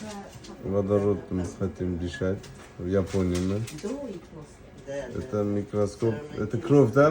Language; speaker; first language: Russian; non-native, local second language; Uzbek